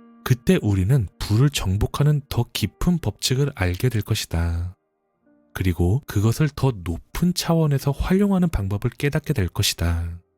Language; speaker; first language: Korean; native; Korean